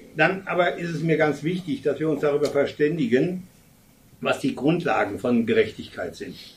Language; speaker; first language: German; native; German